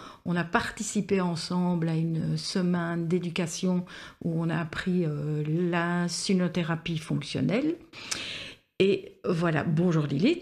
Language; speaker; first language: French; native; French